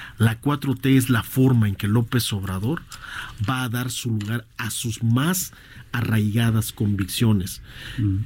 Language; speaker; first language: Spanish; native; Spanish